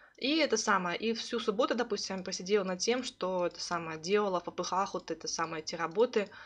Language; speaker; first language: Russian; early bilingual, heritage; Russian